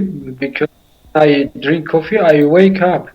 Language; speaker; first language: English; non-native, learner; Tajik